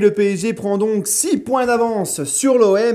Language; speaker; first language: French; native; French